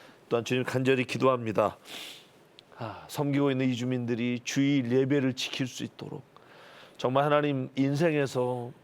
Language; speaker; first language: Korean; native; Korean